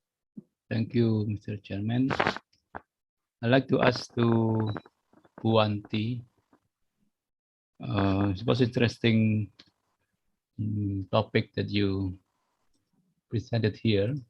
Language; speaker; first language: English; non-native, fluent; Indonesian